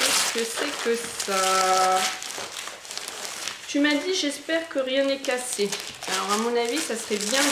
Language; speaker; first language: French; native; French